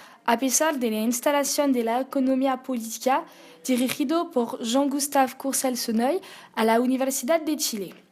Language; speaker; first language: Spanish; non-native, learner; French